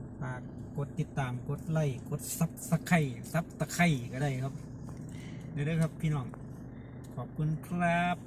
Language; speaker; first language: Thai; non-native, local second language; Lao